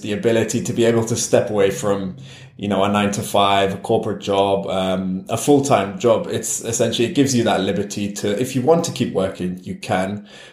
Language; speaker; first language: English; native; English